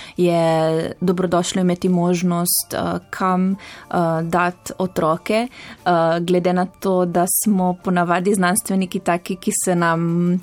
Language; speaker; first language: Slovenian; non-native, local second language; Italian